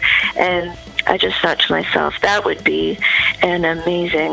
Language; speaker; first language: English; native; English